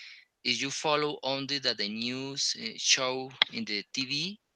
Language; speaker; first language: English; non-native, learner; Spanish